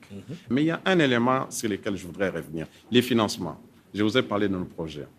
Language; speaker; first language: French; non-native, local second language; Swahili